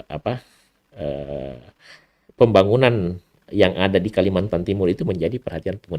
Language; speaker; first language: Indonesian; native; Indonesian